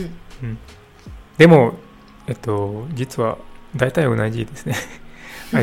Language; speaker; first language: Japanese; non-native, learner; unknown